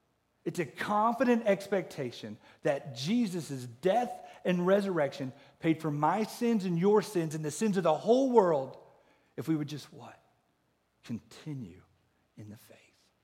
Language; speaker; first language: English; native; English